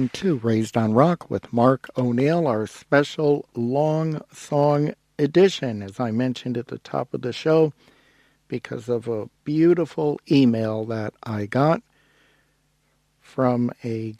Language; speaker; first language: English; native; English